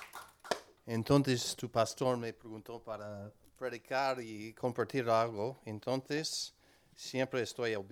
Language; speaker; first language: Spanish; non-native, learner; English